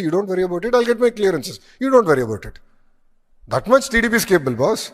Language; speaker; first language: English; non-native, local second language; Telugu